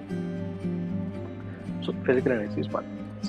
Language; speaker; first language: English; non-native, local second language; Hindi